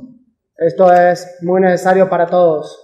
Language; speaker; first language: Spanish; native; Spanish